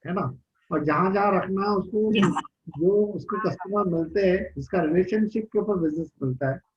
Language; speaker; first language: Hindi; non-native, local second language; Marathi